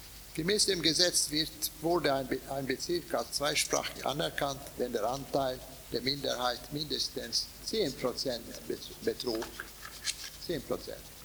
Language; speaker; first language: German; non-native, fluent; Swedish